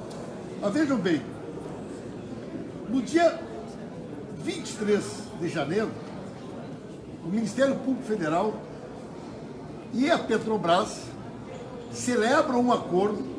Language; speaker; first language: Portuguese; native; Portuguese